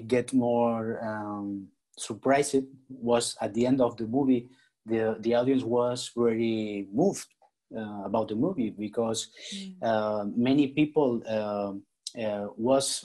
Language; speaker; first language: English; non-native, learner; Spanish